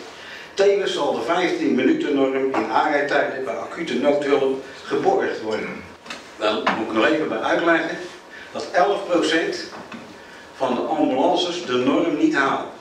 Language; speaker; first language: Dutch; native; Dutch